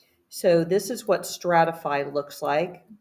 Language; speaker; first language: English; native; English